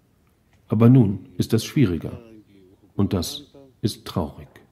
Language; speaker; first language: German; native; German